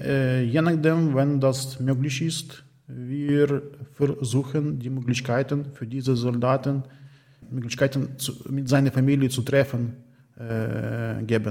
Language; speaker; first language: German; non-native, learner; Ukrainian